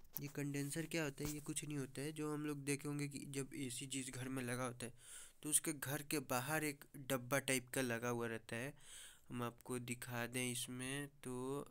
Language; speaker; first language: Hindi; native; Hindi